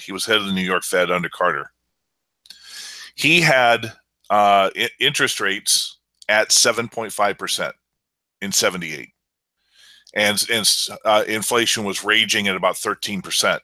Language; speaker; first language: English; native; English